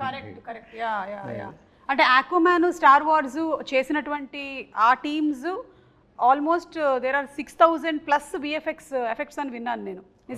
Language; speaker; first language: Telugu; native; Telugu